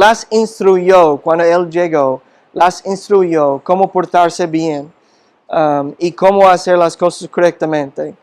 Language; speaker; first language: Spanish; non-native, fluent; English